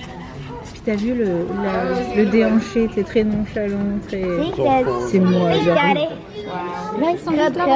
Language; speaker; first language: French; native; French